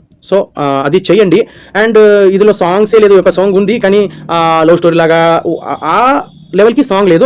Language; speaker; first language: Telugu; non-native, learner; Kannada